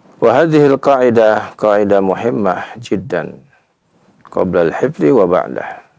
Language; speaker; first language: Arabic; non-native, fluent; Indonesian